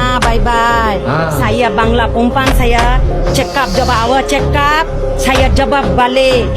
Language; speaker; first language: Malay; non-native, learner; Bangla